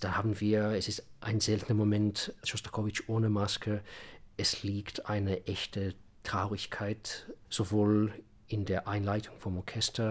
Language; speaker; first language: German; non-native, fluent; Russian